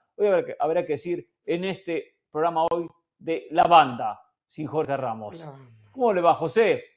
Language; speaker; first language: Spanish; native; Spanish